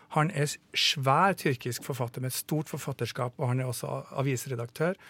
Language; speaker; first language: Norwegian; native; Norwegian